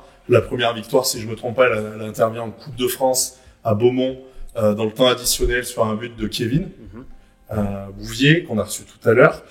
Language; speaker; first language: French; native; French